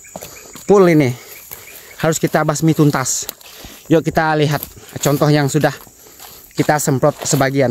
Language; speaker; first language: Indonesian; native; Indonesian